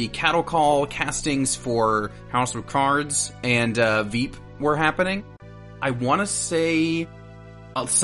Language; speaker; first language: English; native; English